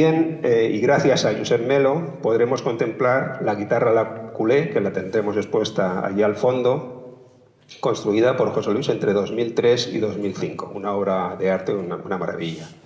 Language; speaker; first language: Spanish; native; Spanish